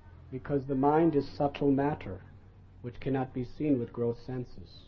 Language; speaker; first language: English; native; English